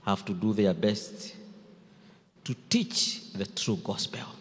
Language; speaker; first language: English; non-native, local second language; Swahili